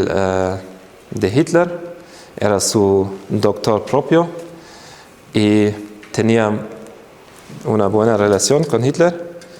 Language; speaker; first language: Spanish; non-native, fluent; German